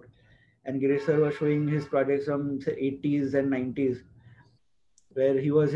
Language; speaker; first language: English; non-native, local second language; Gujarati